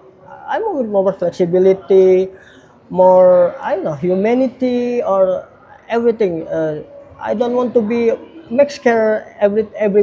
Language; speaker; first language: English; non-native, learner; Indonesian